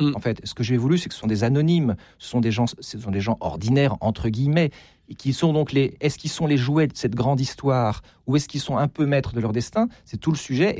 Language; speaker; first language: French; native; French